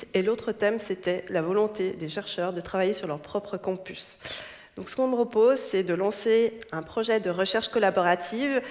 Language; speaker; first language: French; native; French